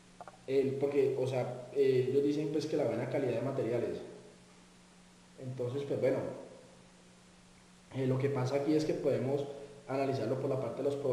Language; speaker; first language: Spanish; native; Spanish